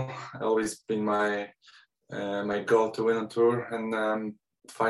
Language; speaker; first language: English; non-native, fluent; Polish